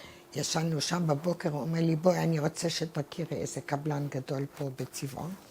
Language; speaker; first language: Hebrew; non-native, fluent; Arabic